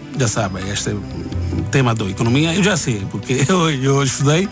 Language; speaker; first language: Portuguese; non-native, learner; Bangla